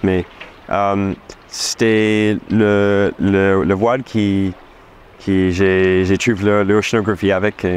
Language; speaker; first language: French; non-native, fluent; English